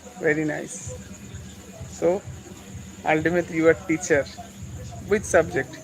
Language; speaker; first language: English; non-native, local second language; Bangla